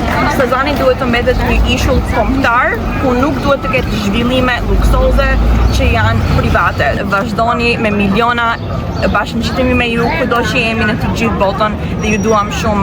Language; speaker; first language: Albanian; native; Albanian